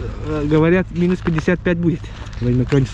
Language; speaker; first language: Russian; non-native, local second language; Yakut